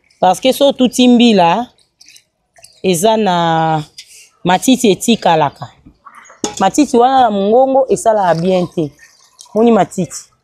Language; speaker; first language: Lingala; native; Lingala